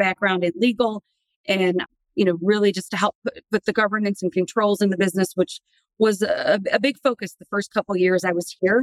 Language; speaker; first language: English; native; English